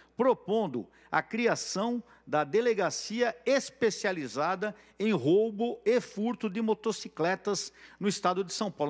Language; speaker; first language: Portuguese; native; Portuguese